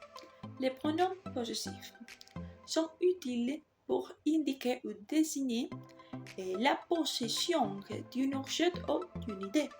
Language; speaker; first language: French; non-native, learner; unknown